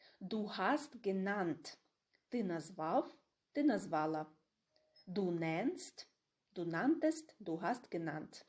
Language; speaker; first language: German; non-native, fluent; Ukrainian